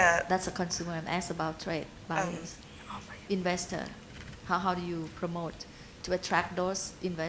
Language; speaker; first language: English; non-native, fluent; Thai